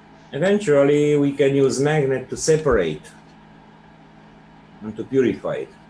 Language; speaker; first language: English; non-native, fluent; Hungarian